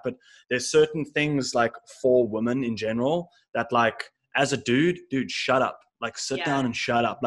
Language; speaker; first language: English; native; English